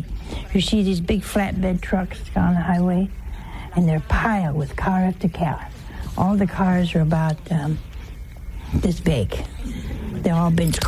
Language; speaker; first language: English; native; English